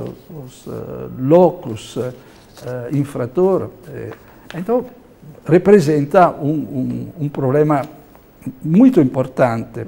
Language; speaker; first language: Portuguese; non-native, fluent; Italian